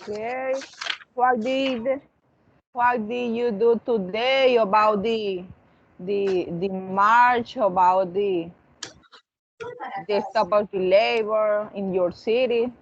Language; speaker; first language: English; non-native, fluent; Spanish